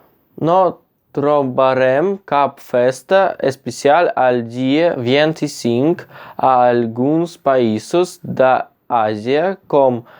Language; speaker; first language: Catalan; non-native, learner; Russian